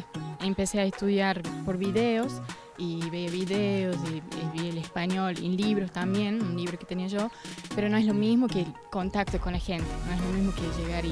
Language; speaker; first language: Spanish; non-native, fluent; Portuguese